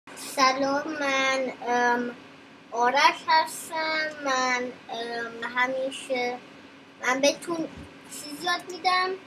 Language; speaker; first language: Persian; early bilingual, heritage; Persian